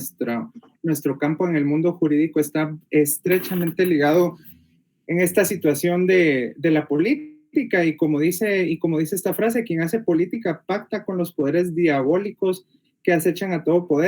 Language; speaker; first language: Spanish; native; Spanish